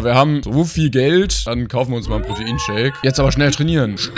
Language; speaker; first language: German; native; German